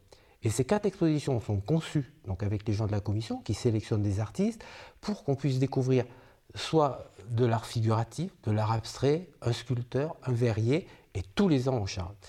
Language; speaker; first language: French; native; French